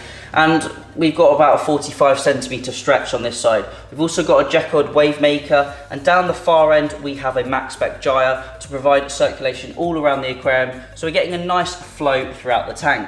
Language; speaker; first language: English; native; English